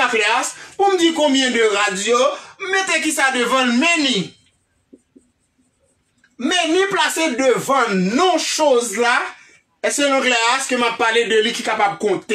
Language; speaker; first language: French; non-native, local second language; Haitian Creole